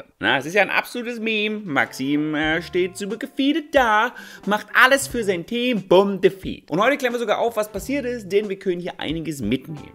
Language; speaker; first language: German; native; German